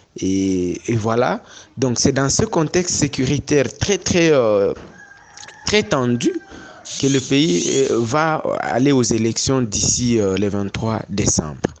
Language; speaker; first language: French; non-native, local second language; Swahili